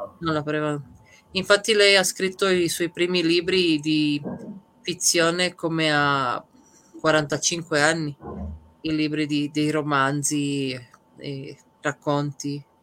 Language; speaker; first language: Italian; early bilingual, other home language; Serbian